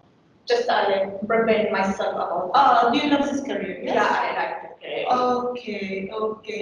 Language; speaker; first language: English; non-native, learner; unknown